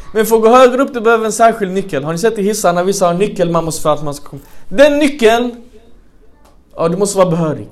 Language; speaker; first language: Swedish; non-native, fluent; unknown